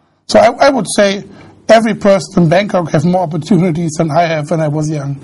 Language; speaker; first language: English; non-native, fluent; German